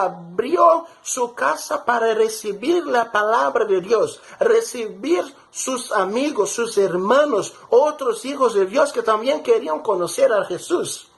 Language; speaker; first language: Spanish; non-native, fluent; Portuguese